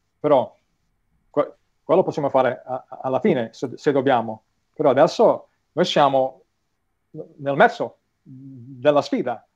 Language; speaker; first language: Italian; non-native, fluent; English